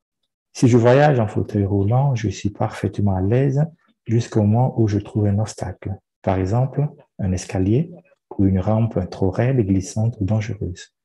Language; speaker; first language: French; non-native, fluent; Italian